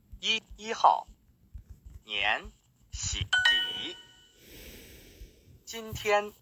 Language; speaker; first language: Chinese; non-native, learner; English